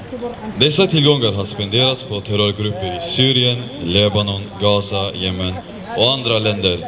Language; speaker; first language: Swedish; non-native, fluent; Azerbaijani